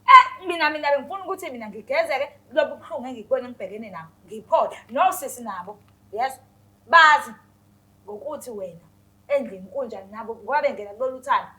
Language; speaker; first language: Zulu; native; Zulu